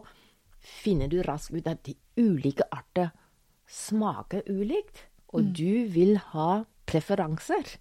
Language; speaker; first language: Norwegian; non-native, fluent; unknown